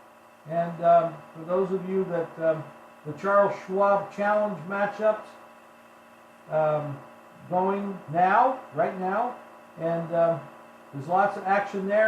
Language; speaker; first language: English; native; English